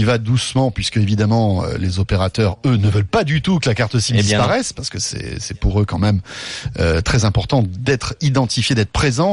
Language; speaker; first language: French; native; French